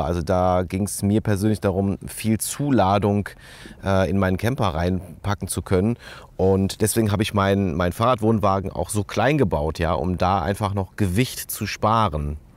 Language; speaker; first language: German; native; German